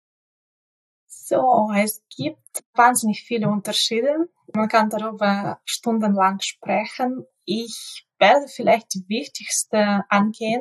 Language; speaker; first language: German; non-native, fluent; Ukrainian